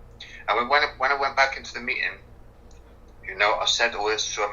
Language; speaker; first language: English; native; English